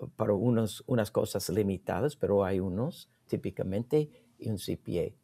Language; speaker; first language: Spanish; non-native, learner; English